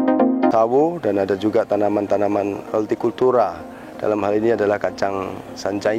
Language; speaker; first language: Indonesian; native; Indonesian